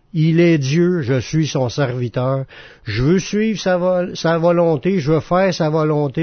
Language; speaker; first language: French; native; French